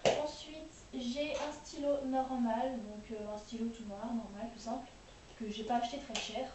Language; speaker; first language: French; native; French